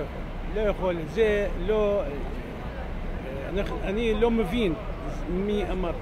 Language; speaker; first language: Hebrew; non-native, local second language; Arabic